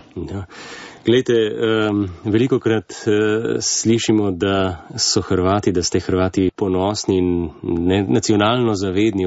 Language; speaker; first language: Slovenian; native; Slovenian